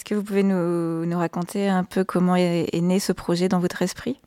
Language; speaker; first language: French; native; French